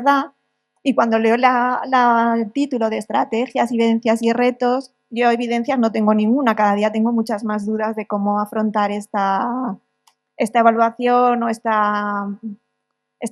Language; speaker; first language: Spanish; native; Spanish